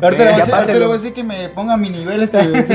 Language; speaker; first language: Spanish; native; Spanish